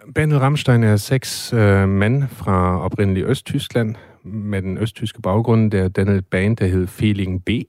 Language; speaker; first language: Danish; non-native, fluent; German